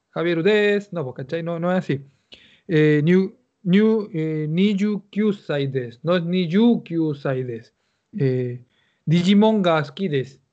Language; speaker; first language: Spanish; native; Spanish